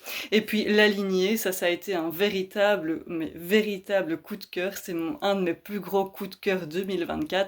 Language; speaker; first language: French; native; French